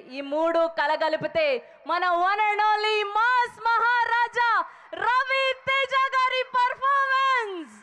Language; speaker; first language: Telugu; native; Telugu